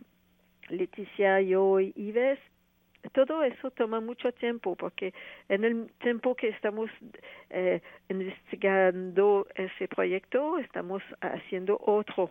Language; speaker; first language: Spanish; non-native, fluent; French